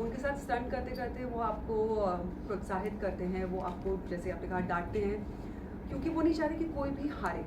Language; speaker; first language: Hindi; native; Hindi